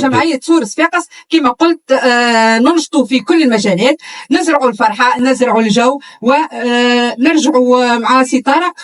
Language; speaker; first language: Arabic; native; Arabic